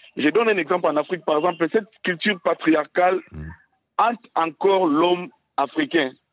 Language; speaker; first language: French; non-native, local second language; Lingala